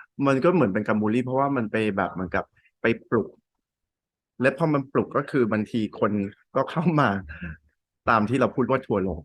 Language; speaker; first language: Thai; early bilingual, heritage; Thai